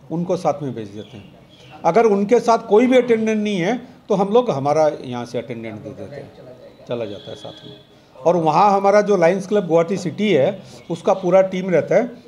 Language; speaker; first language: Hindi; non-native, local second language; Marwari